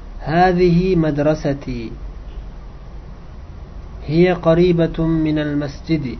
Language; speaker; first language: Arabic; non-native, fluent; Uzbek